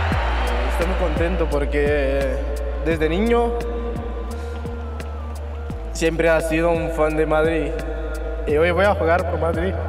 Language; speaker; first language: Spanish; non-native, learner; Portuguese